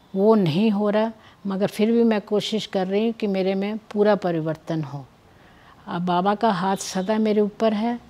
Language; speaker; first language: Hindi; native; Hindi